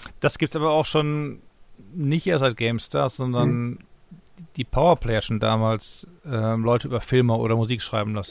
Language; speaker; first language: German; native; German